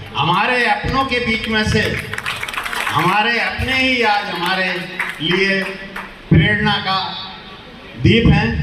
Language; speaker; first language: Hindi; native; Hindi